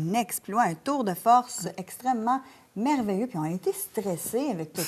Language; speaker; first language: French; native; French